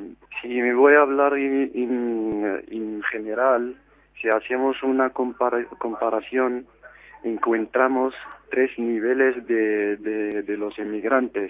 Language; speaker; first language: Spanish; non-native, fluent; Arabic